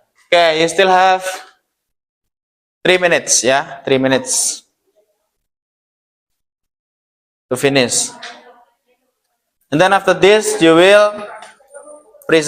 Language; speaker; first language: English; non-native, learner; Indonesian